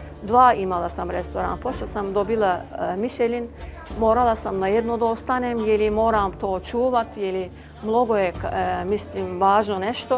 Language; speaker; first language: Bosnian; early bilingual, heritage; Bosnian